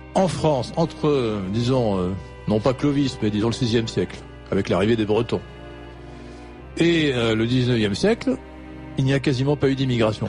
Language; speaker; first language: French; native; French